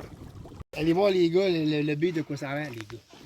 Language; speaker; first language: French; native; French